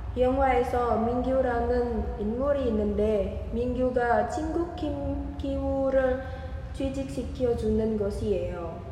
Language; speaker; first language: Korean; non-native, learner; Indonesian